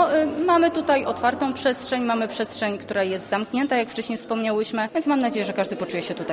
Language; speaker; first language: Polish; native; Polish